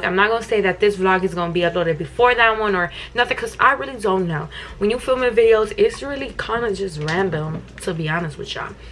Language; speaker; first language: English; native; English